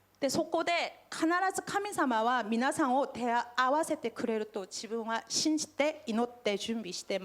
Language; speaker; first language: Japanese; non-native, fluent; Korean